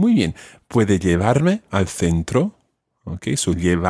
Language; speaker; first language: Spanish; non-native, fluent; English